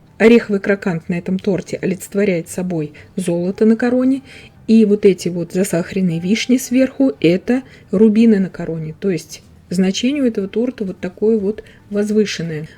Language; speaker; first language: Russian; native; Russian